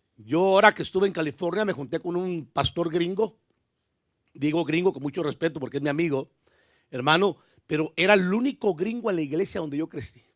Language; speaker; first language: Spanish; native; Spanish